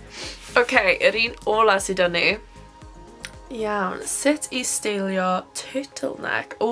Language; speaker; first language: Welsh; non-native, local second language; English